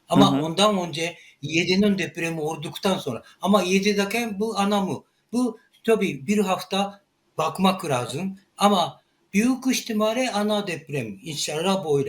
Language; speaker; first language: Turkish; non-native, learner; Japanese